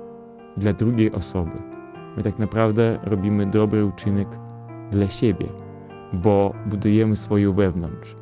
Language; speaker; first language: Polish; non-native, fluent; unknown